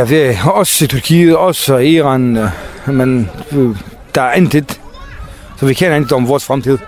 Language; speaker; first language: Danish; non-native, learner; Kurdish